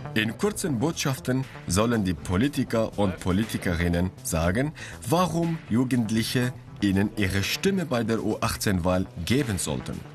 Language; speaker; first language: German; non-native, fluent; Arabic